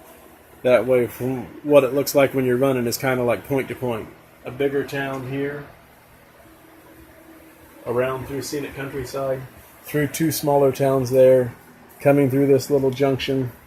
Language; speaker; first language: English; native; English